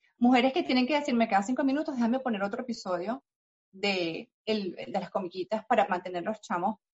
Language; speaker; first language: Spanish; native; Spanish